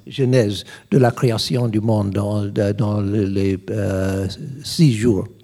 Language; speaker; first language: French; non-native, learner; English